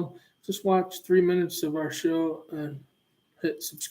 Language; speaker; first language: English; native; English